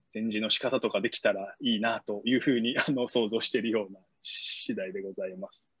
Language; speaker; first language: Japanese; native; Japanese